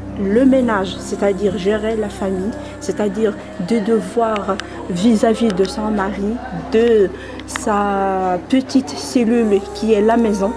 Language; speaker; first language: French; non-native, local second language; Arabic